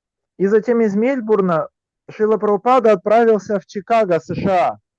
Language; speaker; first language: Russian; native; Russian